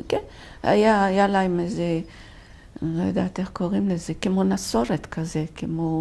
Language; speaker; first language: Hebrew; non-native, fluent; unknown